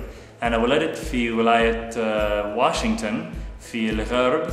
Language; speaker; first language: Arabic; non-native, fluent; English